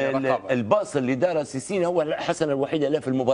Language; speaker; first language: Arabic; native; Arabic